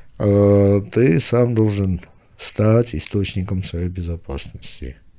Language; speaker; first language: Russian; non-native, local second language; Armenian